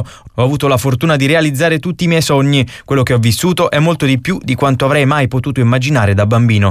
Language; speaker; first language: Italian; native; Italian